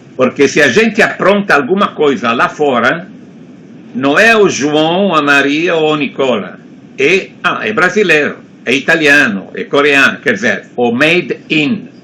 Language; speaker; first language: Portuguese; non-native, fluent; Italian